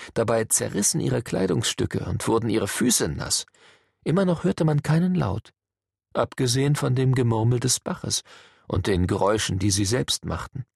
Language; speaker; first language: German; native; German